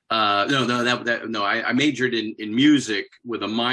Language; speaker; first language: English; native; English